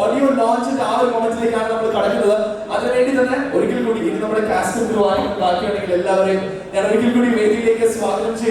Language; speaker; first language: Malayalam; native; Malayalam